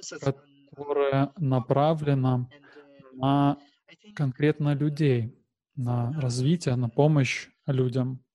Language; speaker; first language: Russian; non-native, learner; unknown